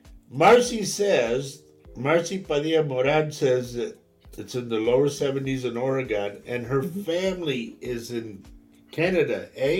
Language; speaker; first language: English; native; English